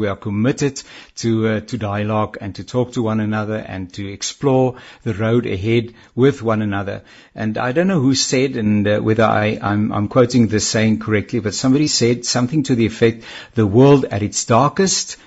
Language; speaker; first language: English; non-native, local second language; Afrikaans